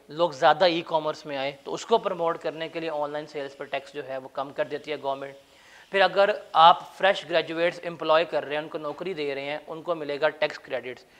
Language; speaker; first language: Urdu; non-native, local second language; Punjabi